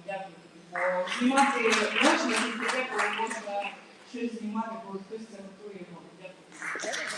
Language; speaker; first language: Ukrainian; non-native, learner; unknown